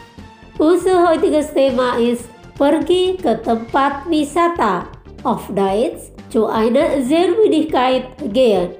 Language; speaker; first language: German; non-native, fluent; Indonesian